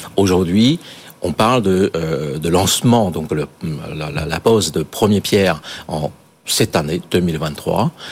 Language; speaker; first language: French; non-native, fluent; Chinese